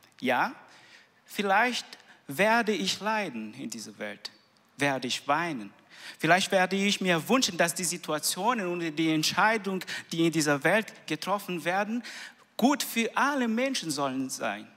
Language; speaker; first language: German; non-native, learner; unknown